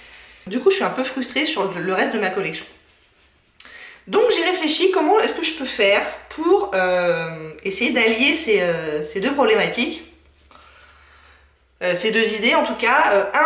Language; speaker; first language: French; native; French